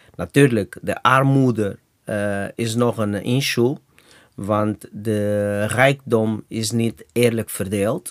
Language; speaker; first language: Dutch; non-native, fluent; Portuguese